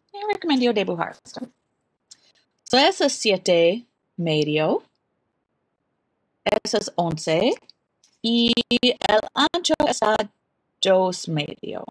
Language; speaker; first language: Spanish; non-native, learner; English